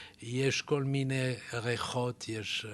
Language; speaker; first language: Hebrew; non-native, fluent; French